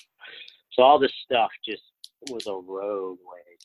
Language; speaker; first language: English; native; English